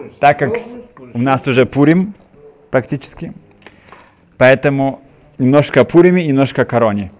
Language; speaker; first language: Russian; native; Russian